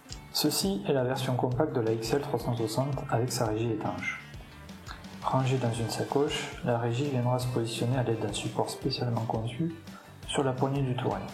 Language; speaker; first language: French; native; French